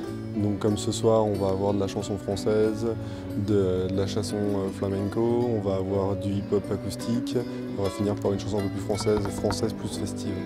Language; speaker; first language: French; native; French